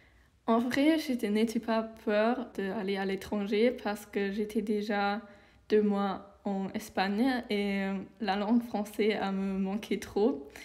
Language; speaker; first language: French; non-native, learner; German